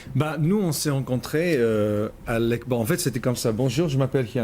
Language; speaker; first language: French; non-native, fluent; English